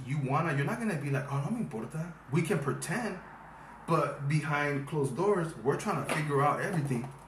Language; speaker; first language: English; early bilingual, other home language; Spanish